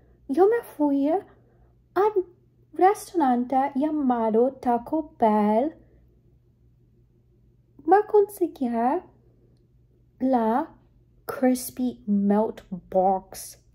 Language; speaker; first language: Spanish; early bilingual, heritage; Spanish